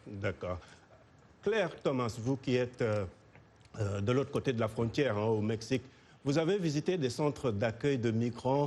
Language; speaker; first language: French; native; French